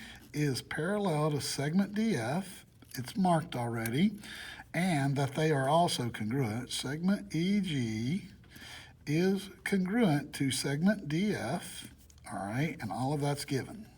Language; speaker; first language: English; native; English